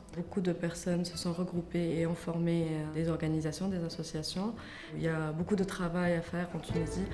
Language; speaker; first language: French; non-native, local second language; Arabic